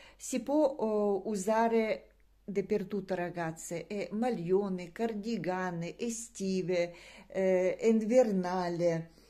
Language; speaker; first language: Italian; non-native, learner; Russian